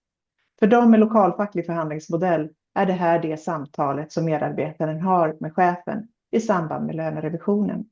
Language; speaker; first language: Swedish; native; Swedish